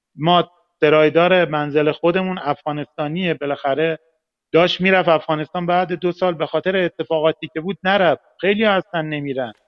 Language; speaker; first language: Persian; native; Persian